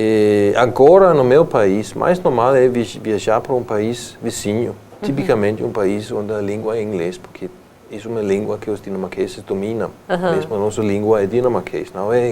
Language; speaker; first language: Portuguese; non-native, fluent; Danish